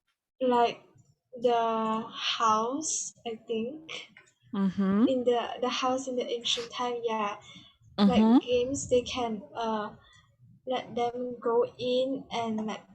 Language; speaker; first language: English; non-native, learner; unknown